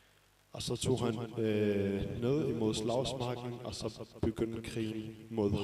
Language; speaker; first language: Danish; early bilingual, other home language; Arabic